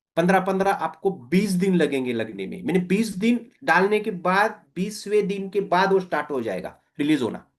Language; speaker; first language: Hindi; non-native, local second language; Marathi